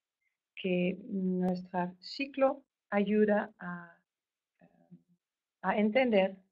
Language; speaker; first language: Spanish; non-native, fluent; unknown